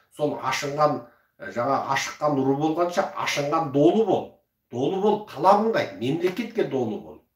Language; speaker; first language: Kazakh; early bilingual, heritage; Kazakh